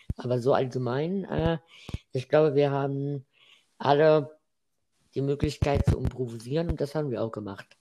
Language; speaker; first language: German; non-native, fluent; Arabic